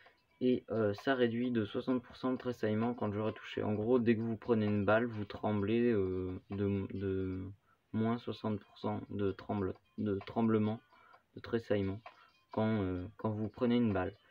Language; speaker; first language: French; native; French